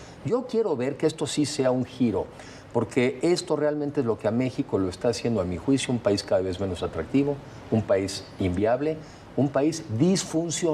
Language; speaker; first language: Spanish; native; Spanish